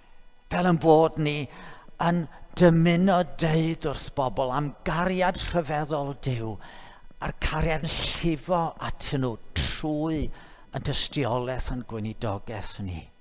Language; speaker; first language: Welsh; native; Welsh